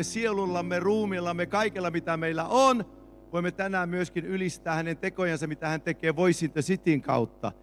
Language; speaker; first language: Finnish; native; Finnish